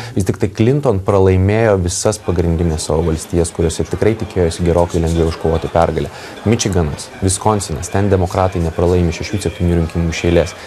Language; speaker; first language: Lithuanian; native; Lithuanian